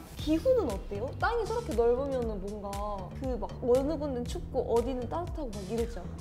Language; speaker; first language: Korean; native; Korean